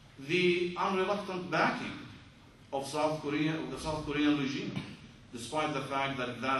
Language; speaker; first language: English; non-native, fluent; Arabic